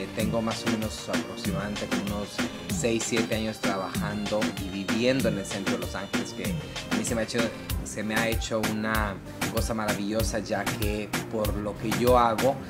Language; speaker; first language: Spanish; native; Spanish